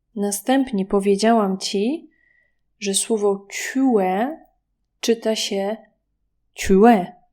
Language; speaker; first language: Polish; native; Polish